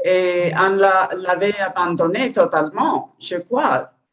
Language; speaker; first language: French; non-native, learner; Spanish